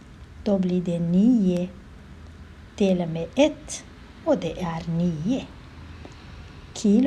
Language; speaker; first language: Swedish; non-native, learner; Kurdish